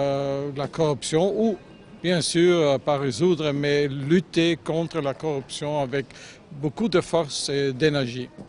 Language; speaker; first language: French; non-native, fluent; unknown